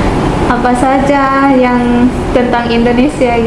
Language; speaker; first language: Indonesian; non-native, fluent; Malay